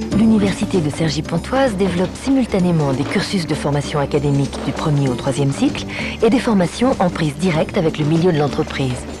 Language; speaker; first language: French; native; French